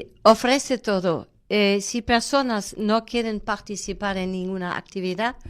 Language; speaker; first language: Spanish; non-native, fluent; German